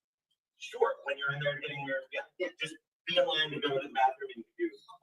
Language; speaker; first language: English; native; English